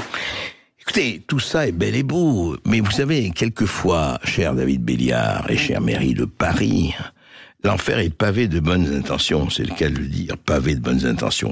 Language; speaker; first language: French; native; French